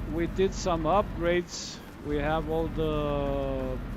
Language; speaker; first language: English; non-native, fluent; Romanian